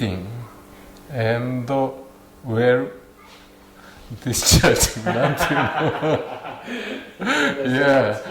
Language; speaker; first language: English; non-native, learner; Japanese